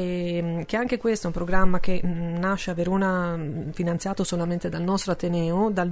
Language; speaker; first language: Italian; native; Italian